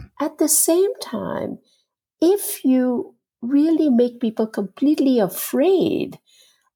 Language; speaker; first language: English; non-native, local second language; Gujarati